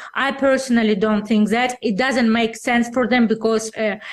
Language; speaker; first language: English; non-native, fluent; Russian